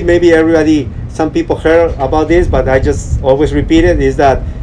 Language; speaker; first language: English; non-native, fluent; Spanish